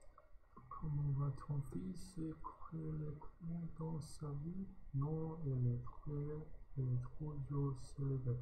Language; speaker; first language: French; non-native, learner; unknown